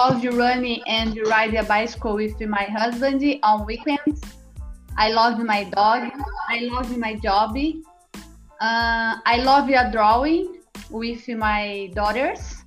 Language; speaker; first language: English; non-native, learner; Portuguese